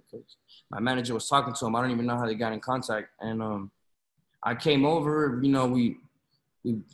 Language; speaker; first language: English; native; English